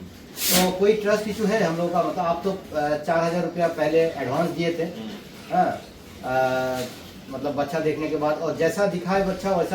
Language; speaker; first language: Hindi; non-native, local second language; Bangla